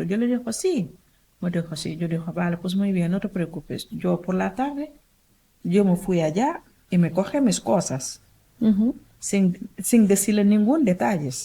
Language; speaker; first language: Spanish; non-native, learner; Wolof